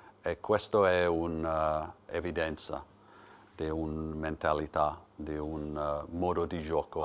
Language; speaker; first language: Italian; non-native, learner; English